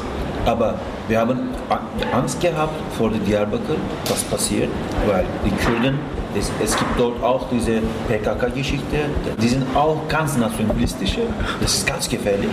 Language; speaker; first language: German; non-native, fluent; Turkish